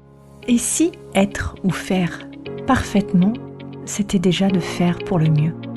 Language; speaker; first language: French; native; French